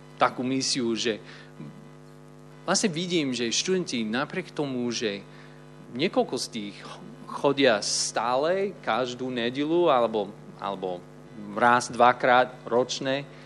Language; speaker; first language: Slovak; non-native, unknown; English